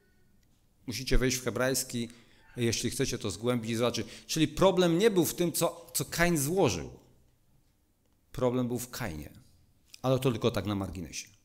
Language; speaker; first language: Polish; native; Polish